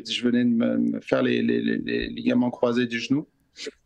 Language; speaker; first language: French; native; French